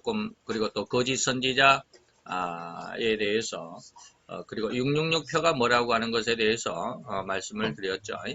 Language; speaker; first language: Korean; native; Korean